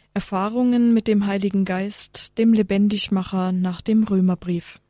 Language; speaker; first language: German; native; German